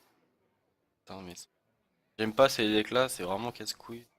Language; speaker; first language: French; native; French